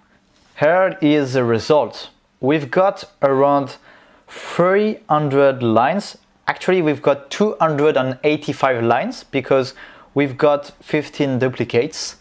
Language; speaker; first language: English; non-native, fluent; French